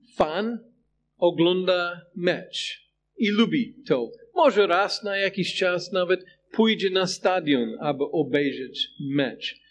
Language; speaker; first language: Polish; non-native, fluent; English